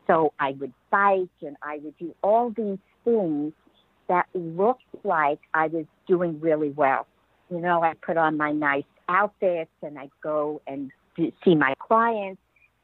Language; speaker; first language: English; native; English